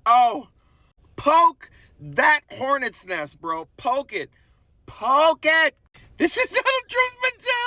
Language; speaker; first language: English; native; English